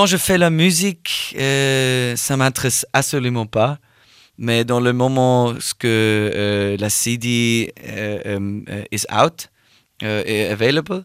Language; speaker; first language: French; non-native, learner; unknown